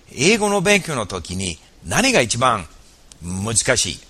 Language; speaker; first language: Japanese; non-native, fluent; English